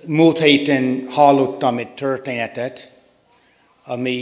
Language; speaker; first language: Hungarian; non-native, learner; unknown